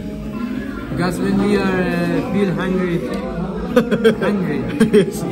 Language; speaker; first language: English; non-native, learner; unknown